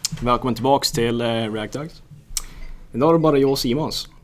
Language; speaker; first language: Swedish; early bilingual, other home language; Lithuanian